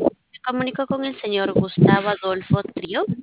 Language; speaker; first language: Spanish; native; Spanish